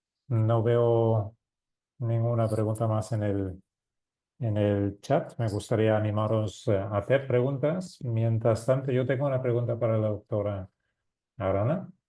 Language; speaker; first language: Spanish; non-native, fluent; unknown